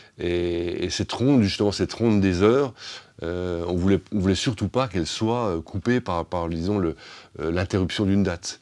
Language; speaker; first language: French; native; French